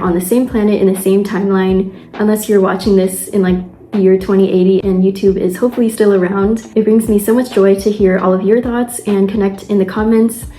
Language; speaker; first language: English; native; English